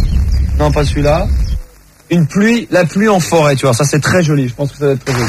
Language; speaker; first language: French; native; French